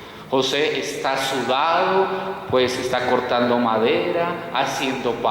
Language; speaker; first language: Spanish; native; Spanish